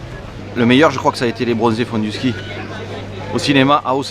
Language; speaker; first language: French; native; French